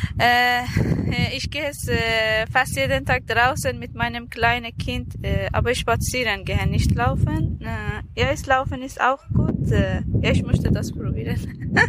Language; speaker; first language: German; non-native, learner; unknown